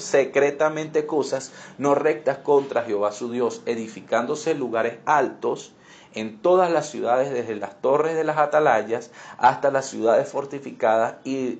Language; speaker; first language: Spanish; native; Spanish